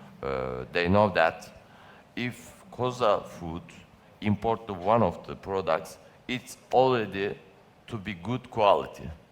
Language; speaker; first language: English; non-native, learner; Turkish